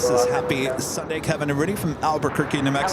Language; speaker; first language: English; native; English